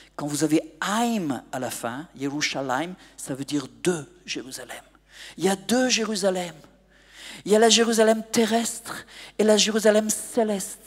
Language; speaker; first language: French; native; French